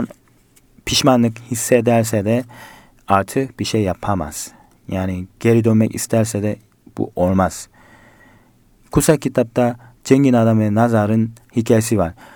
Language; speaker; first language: Turkish; non-native, learner; Korean